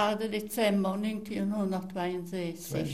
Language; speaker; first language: German; native; German